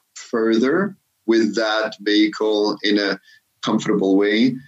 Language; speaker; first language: English; non-native, fluent; Danish